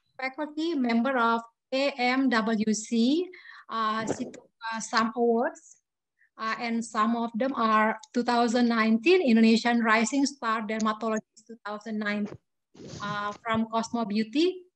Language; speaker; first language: English; non-native, fluent; Indonesian